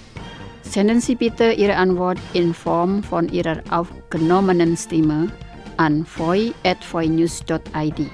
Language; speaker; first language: German; non-native, fluent; Indonesian